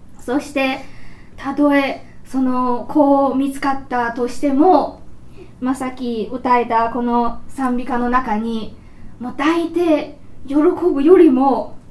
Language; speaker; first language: Japanese; non-native, fluent; Chinese